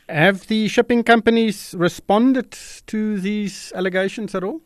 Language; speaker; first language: English; non-native, local second language; Afrikaans